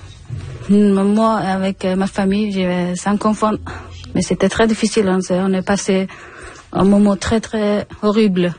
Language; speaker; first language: French; non-native, learner; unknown